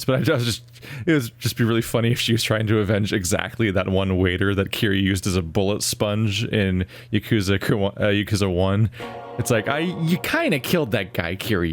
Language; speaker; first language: English; native; English